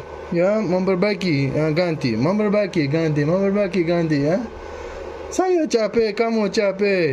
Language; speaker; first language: Indonesian; non-native, learner; English